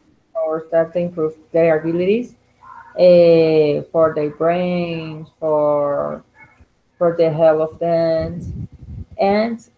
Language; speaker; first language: English; non-native, learner; Spanish